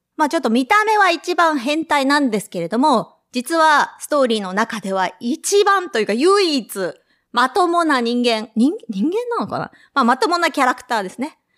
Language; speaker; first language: Japanese; native; Japanese